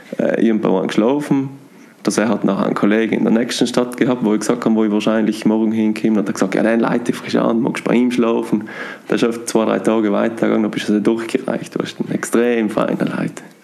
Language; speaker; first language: German; native; German